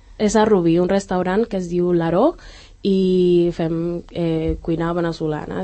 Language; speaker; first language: Catalan; non-native, local second language; Spanish